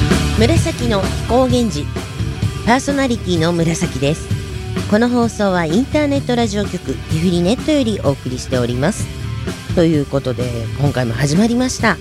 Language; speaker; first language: Japanese; native; Japanese